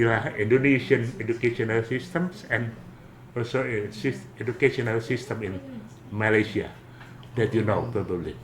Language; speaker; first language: English; non-native, learner; Indonesian